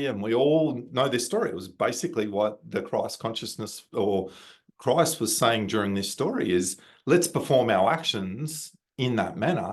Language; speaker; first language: English; native; English